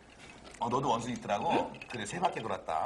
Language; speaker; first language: Korean; native; Korean